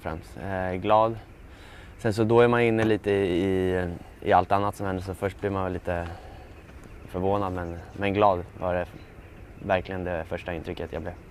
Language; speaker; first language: Swedish; native; Swedish